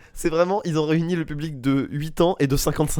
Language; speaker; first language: French; native; French